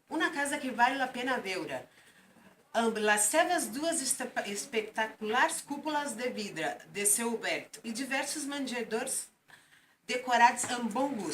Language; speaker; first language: Catalan; non-native, learner; Portuguese